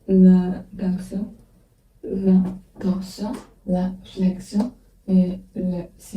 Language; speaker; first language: French; non-native, learner; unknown